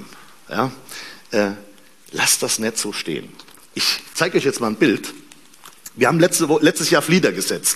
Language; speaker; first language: German; native; German